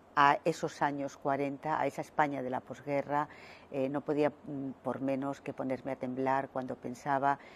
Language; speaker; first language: Spanish; native; Spanish